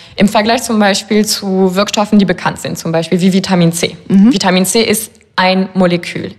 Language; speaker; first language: German; non-native, fluent; French